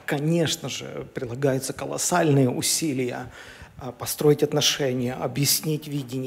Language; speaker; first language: Russian; native; Russian